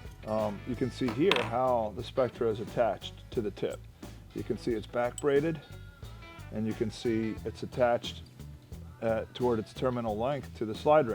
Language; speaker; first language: English; native; English